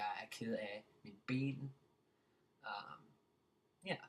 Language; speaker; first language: Danish; non-native, fluent; English